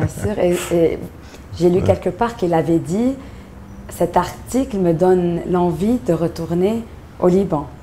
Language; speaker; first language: French; non-native, local second language; Arabic